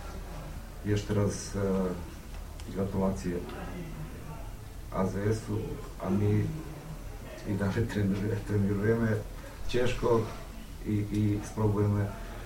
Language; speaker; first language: Polish; non-native, learner; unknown